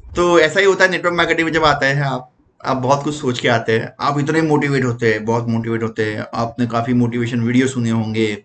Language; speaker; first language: Hindi; non-native, local second language; Gujarati